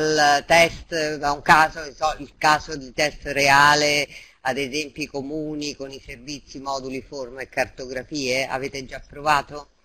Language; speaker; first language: Italian; native; Italian